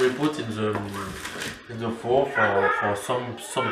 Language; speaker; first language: English; non-native, learner; French